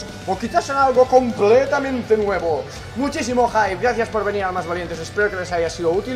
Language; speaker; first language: Spanish; native; Spanish